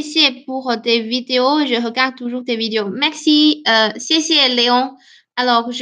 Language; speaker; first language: French; non-native, fluent; Chinese